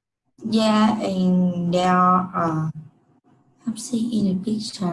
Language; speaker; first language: English; non-native, learner; Vietnamese